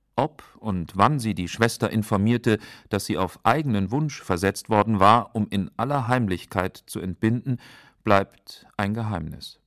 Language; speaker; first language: German; native; German